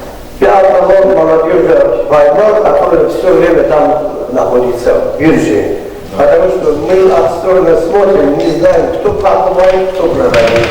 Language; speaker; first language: Russian; non-native, fluent; Azerbaijani